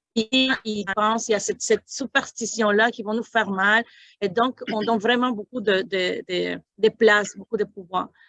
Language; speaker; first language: French; non-native, fluent; Spanish